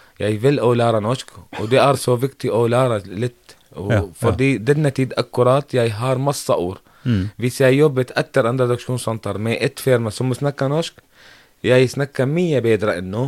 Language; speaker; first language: Norwegian; non-native, learner; Arabic